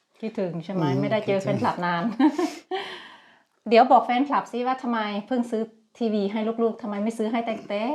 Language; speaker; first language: Thai; native; Thai